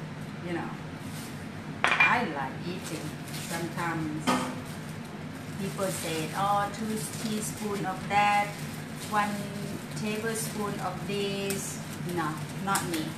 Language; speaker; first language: English; non-native, learner; Thai